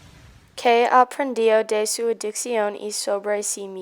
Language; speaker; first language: Spanish; non-native, learner; English